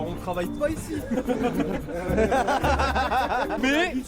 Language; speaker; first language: French; native; French